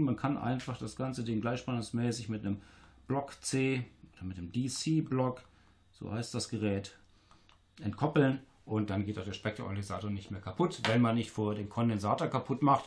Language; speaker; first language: German; native; German